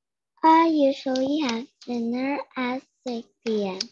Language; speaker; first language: English; non-native, learner; Vietnamese